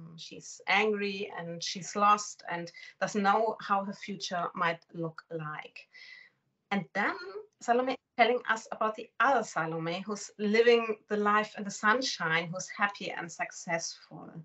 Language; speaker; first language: English; non-native, fluent; German